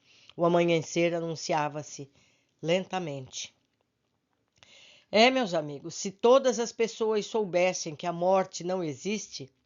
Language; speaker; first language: Portuguese; native; Portuguese